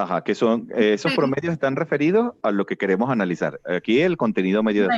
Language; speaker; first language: Spanish; native; Spanish